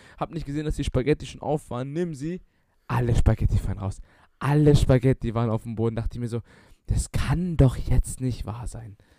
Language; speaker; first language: German; native; German